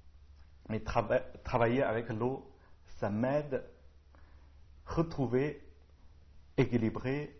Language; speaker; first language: French; non-native, learner; Chinese